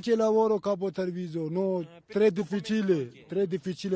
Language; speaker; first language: Italian; non-native, learner; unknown